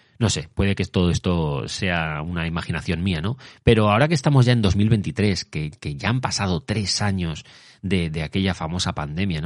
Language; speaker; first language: Spanish; native; Spanish